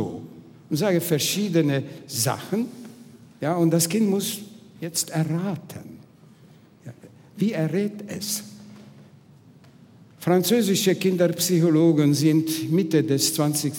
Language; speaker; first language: German; non-native, fluent; Hungarian